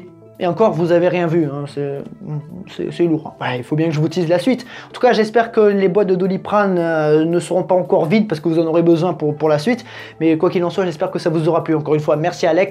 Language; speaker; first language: French; native; French